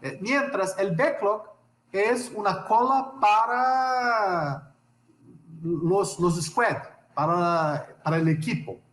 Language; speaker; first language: Spanish; non-native, fluent; Portuguese